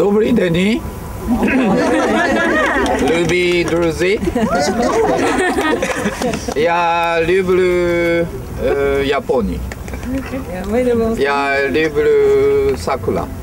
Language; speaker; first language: Russian; non-native, learner; Japanese